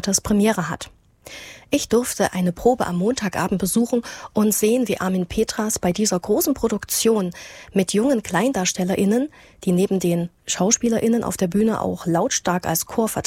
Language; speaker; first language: German; native; German